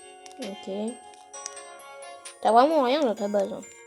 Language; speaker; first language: French; native; French